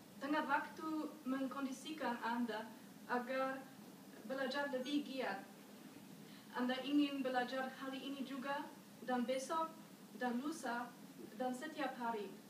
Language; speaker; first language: Indonesian; non-native, learner; German